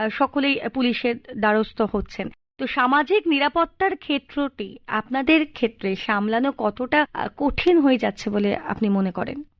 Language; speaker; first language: Bangla; native; Bangla